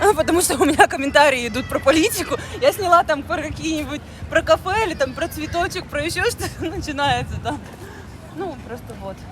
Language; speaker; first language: Russian; native; Russian